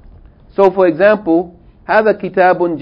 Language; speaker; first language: Arabic; non-native, fluent; English